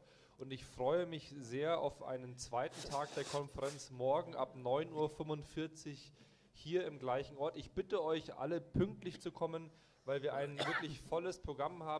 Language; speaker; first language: German; native; German